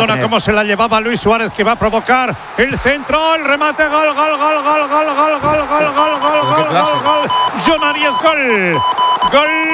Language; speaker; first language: Spanish; native; Spanish